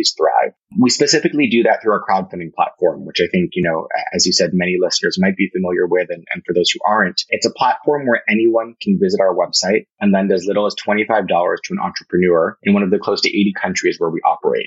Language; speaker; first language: English; native; English